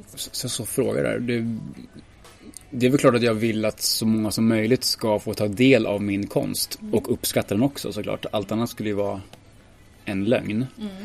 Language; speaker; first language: Swedish; native; Swedish